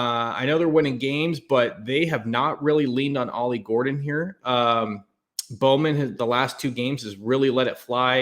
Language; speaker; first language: English; native; English